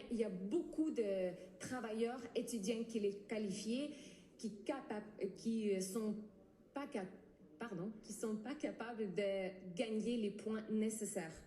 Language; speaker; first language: French; non-native, learner; Ukrainian